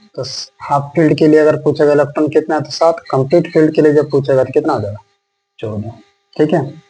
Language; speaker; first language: Hindi; native; Hindi